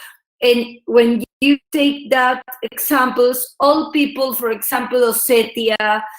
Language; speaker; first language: English; non-native, learner; Spanish